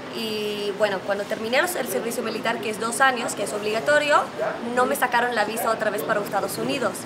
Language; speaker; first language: Spanish; non-native, fluent; Hebrew